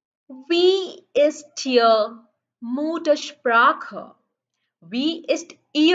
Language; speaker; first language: German; non-native, learner; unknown